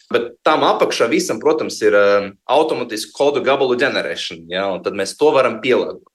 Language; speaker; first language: Latvian; non-native, local second language; Russian